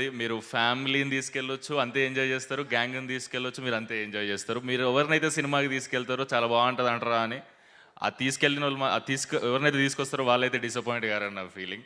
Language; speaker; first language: Telugu; native; Telugu